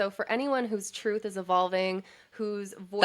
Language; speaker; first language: English; native; English